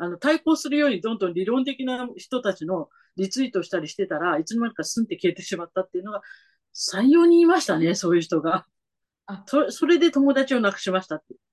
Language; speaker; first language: Japanese; native; Japanese